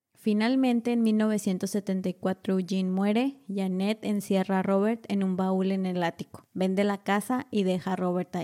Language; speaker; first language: Spanish; native; Spanish